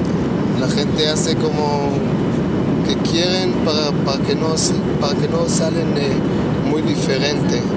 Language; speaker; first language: Spanish; early bilingual, heritage; Hebrew